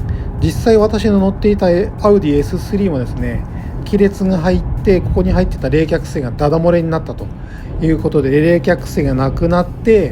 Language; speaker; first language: Japanese; native; Japanese